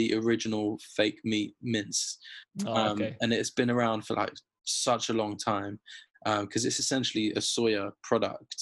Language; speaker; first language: English; native; English